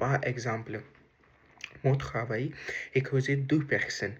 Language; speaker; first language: French; non-native, learner; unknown